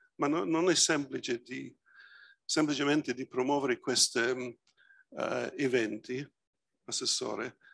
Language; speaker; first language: Italian; early bilingual, heritage; Italian